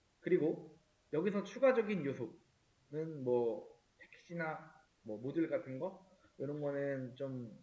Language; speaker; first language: Korean; native; Korean